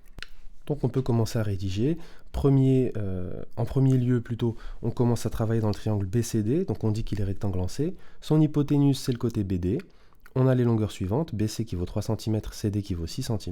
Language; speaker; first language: French; native; French